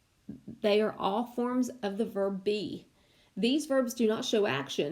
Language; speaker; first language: English; native; English